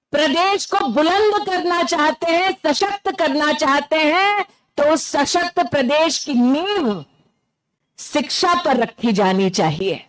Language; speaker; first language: Hindi; non-native, local second language; Gujarati